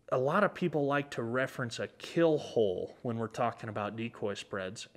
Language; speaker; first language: English; native; English